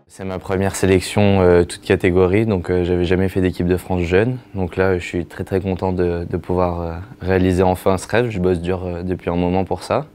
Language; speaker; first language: French; native; French